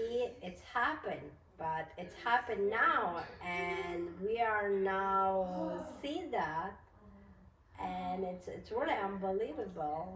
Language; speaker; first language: English; non-native, learner; Russian